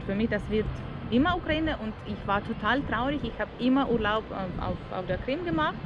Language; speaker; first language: German; non-native, learner; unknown